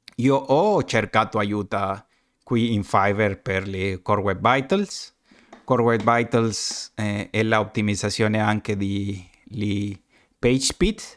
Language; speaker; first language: Italian; non-native, learner; Spanish